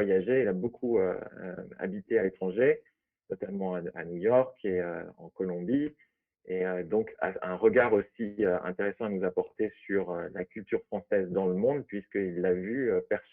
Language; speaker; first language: French; native; French